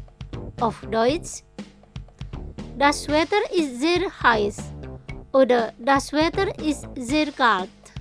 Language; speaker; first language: German; non-native, fluent; Indonesian